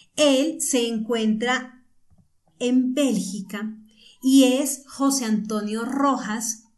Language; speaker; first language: Spanish; native; Spanish